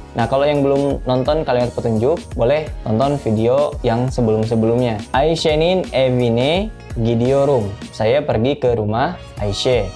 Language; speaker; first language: Indonesian; native; Indonesian